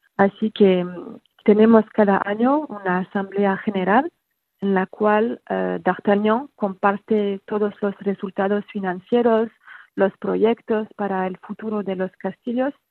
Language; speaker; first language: Spanish; non-native, fluent; French